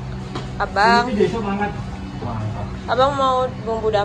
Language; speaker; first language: Indonesian; native; Indonesian